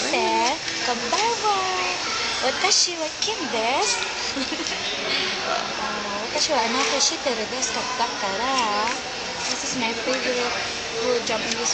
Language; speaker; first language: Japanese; non-native, learner; Filipino